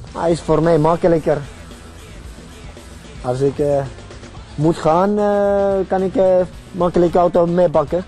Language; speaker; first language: Dutch; non-native, learner; Estonian